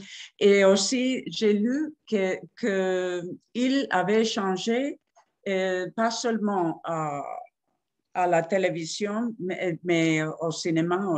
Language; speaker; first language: French; non-native, fluent; Spanish